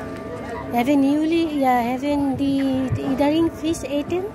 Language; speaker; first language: Dutch; non-native, learner; Bangla